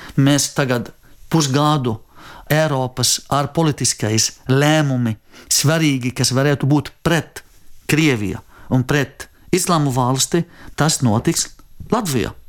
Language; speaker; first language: Latvian; non-native, fluent; Arabic